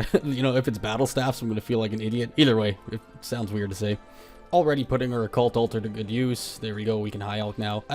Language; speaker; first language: English; native; English